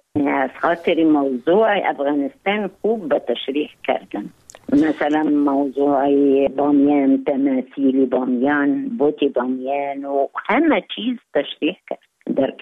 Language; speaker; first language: Persian; non-native, learner; Arabic